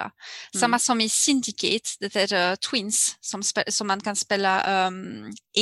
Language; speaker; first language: Swedish; non-native, learner; French